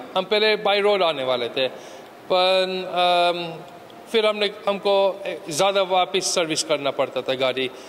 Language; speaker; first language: Hindi; early bilingual, heritage; Hindi